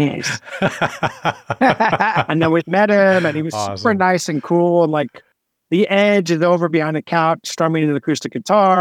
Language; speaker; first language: English; native; English